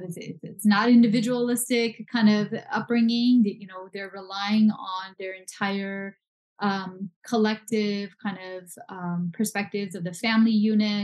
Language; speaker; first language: English; non-native, local second language; Punjabi